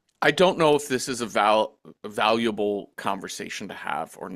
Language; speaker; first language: English; native; English